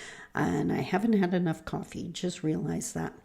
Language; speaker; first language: English; native; English